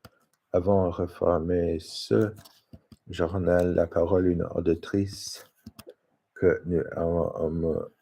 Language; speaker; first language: French; non-native, learner; English